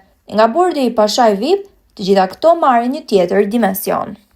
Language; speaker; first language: Albanian; native; Albanian